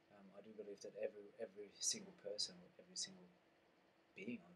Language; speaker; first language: English; non-native, fluent; German